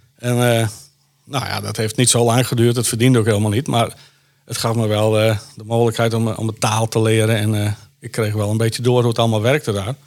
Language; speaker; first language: Dutch; native; Dutch